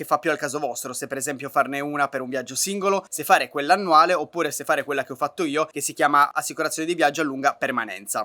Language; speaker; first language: Italian; native; Italian